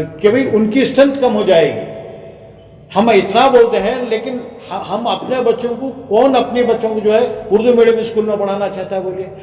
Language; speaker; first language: Hindi; non-native, local second language; Urdu